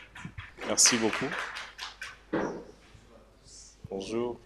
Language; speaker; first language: French; non-native, local second language; Swahili